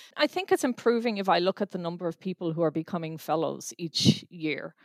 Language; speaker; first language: English; native; English